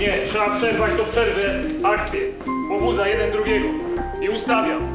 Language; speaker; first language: Polish; native; Polish